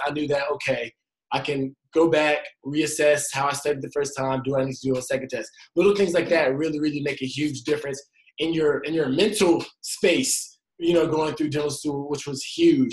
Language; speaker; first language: English; native; English